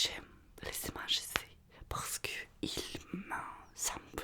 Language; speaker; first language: French; non-native, learner; Russian